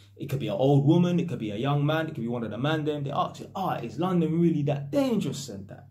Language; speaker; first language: English; native; English